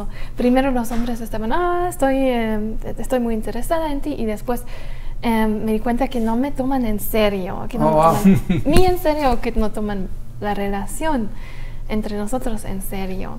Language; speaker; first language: Spanish; non-native, fluent; German